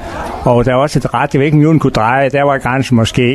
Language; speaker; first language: Danish; native; Danish